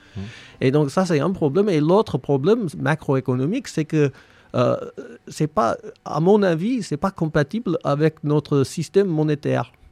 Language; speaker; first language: French; non-native, fluent; English